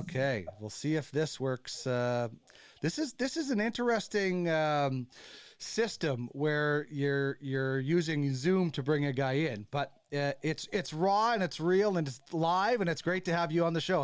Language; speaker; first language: English; native; English